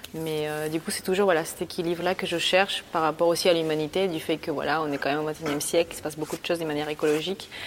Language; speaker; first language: French; early bilingual, other home language; Spanish